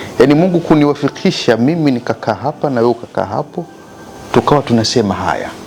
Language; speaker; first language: Swahili; native; Swahili